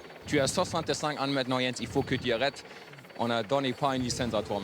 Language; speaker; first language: French; non-native, fluent; German